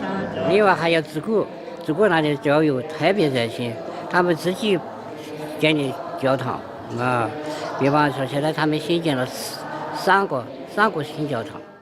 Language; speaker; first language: Chinese; native; Chinese